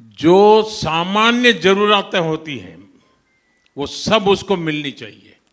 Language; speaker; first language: Hindi; non-native, local second language; Gujarati